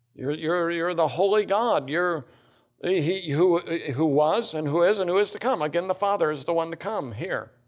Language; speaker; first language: English; native; English